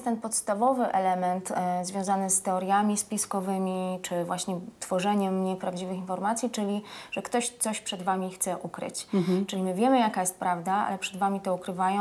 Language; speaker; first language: Polish; native; Polish